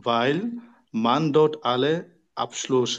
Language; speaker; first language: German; non-native, learner; Bangla